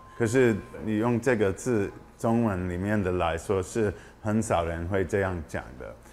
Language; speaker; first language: Chinese; non-native, fluent; English